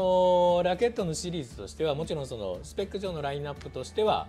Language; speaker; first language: Japanese; native; Japanese